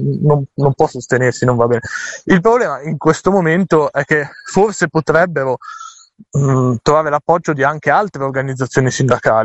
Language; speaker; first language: Italian; native; Italian